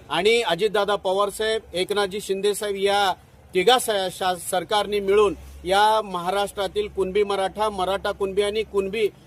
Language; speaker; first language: Marathi; non-native, local second language; Lambadi